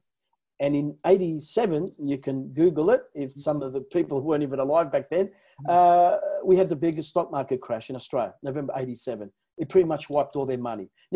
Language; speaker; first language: English; non-native, local second language; Italian